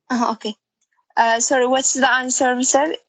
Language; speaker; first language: English; non-native, learner; Central Kurdish